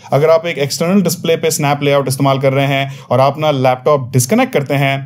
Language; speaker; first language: Urdu; native; Urdu